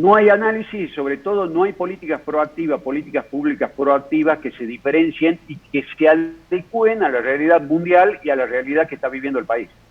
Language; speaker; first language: Spanish; native; Spanish